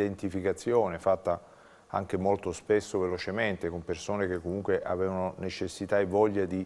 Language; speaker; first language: Italian; native; Italian